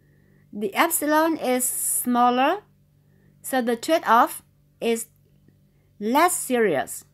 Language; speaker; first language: English; non-native, fluent; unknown